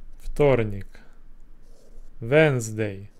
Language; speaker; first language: English; non-native, learner; Russian